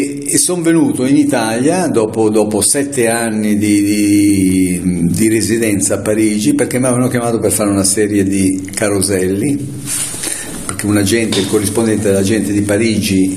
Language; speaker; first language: Italian; native; Italian